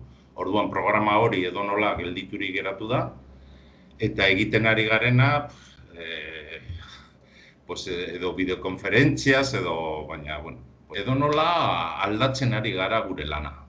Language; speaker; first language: Basque; non-native, local second language; Spanish